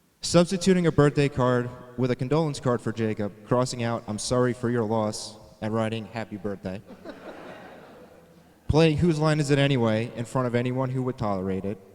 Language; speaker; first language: English; native; English